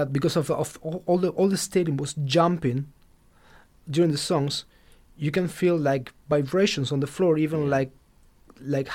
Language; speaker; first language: English; non-native, fluent; Spanish